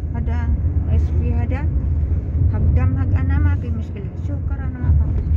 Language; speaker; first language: Arabic; non-native, learner; Filipino